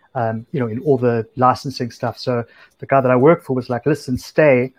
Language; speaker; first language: English; native; English